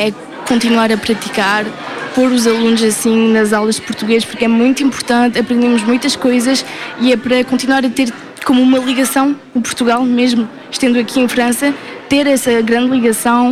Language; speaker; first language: Portuguese; early bilingual, heritage; Portuguese